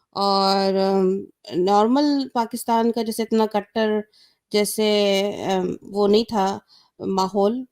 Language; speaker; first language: Urdu; native; Urdu